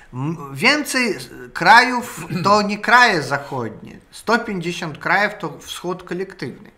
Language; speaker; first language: Polish; non-native, learner; Russian